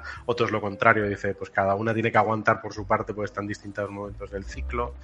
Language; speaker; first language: Spanish; native; Spanish